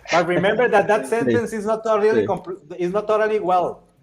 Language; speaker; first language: English; non-native, fluent; Spanish